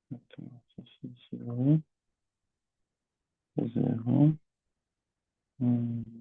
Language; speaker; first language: English; non-native, learner; Portuguese